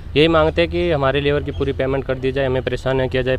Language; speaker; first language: Hindi; native; Hindi